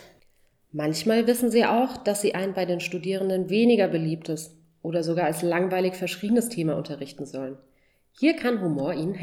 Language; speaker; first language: German; native; German